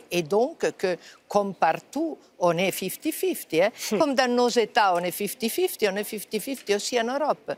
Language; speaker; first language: French; non-native, fluent; Italian